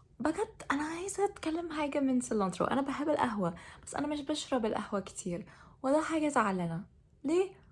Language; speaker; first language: Egyptian Arabic; non-native, learner; English